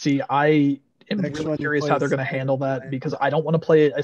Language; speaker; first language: English; native; English